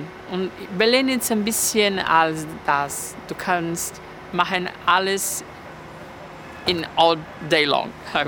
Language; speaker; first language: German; non-native, learner; Portuguese